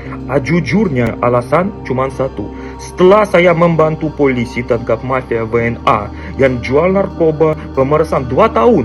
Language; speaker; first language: Indonesian; non-native, fluent; Russian